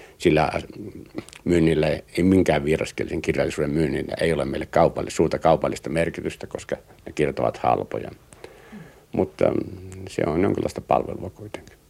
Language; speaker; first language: Finnish; native; Finnish